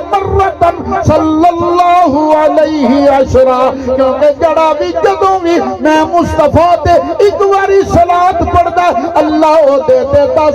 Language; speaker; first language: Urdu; non-native, local second language; Punjabi